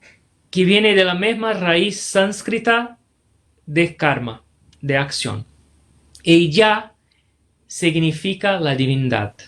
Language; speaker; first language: Spanish; non-native, fluent; Portuguese